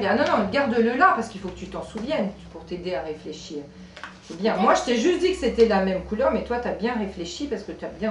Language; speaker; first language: French; native; French